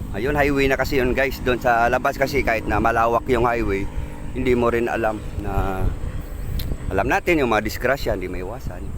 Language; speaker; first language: Filipino; non-native, local second language; Cebuano